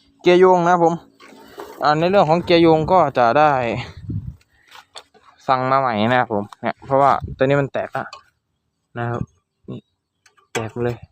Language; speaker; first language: Thai; native; Thai